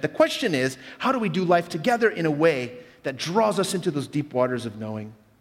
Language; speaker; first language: English; native; English